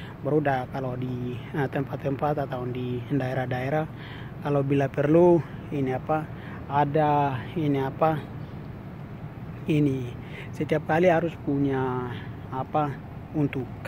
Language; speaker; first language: Indonesian; non-native, local second language; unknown